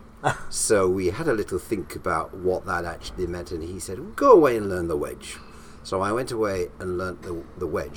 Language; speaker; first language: English; native; English